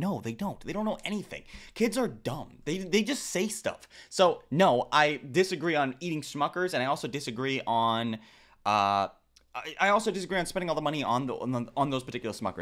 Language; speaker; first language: English; native; English